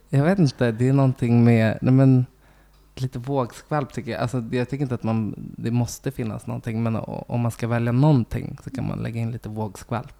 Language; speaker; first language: Swedish; native; Swedish